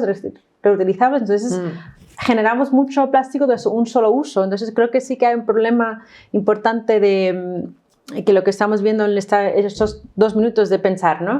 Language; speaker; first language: Spanish; non-native, fluent; English